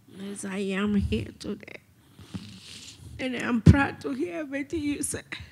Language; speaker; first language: English; non-native, fluent; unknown